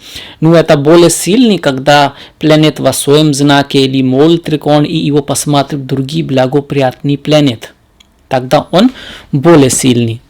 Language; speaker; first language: Russian; non-native, learner; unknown